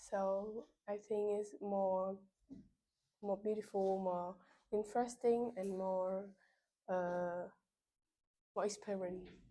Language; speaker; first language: English; non-native, learner; Vietnamese